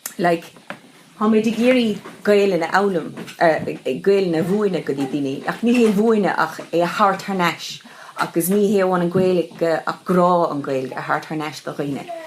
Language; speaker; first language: Irish; non-native, local second language; English